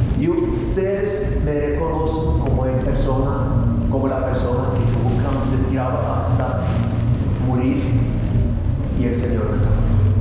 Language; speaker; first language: Spanish; non-native, fluent; Norwegian